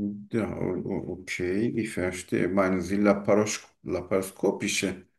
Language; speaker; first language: German; non-native, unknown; Turkish